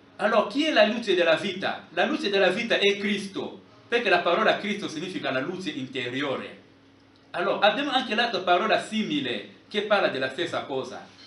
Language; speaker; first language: Italian; non-native, fluent; Lingala